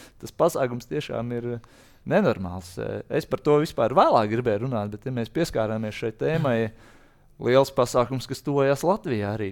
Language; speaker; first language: Latvian; native; Latvian